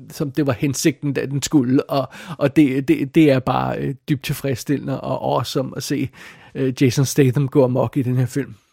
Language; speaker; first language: Danish; native; Danish